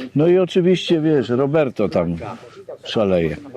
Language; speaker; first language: Polish; native; Polish